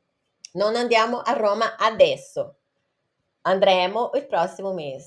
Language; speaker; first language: Italian; non-native, fluent; Portuguese